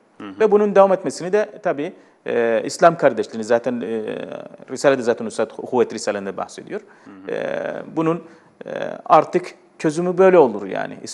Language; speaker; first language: Turkish; non-native, fluent; Arabic